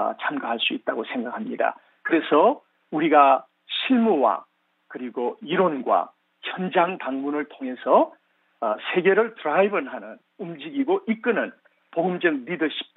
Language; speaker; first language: Korean; native; Korean